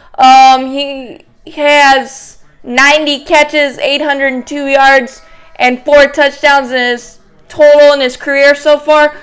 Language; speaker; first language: English; native; English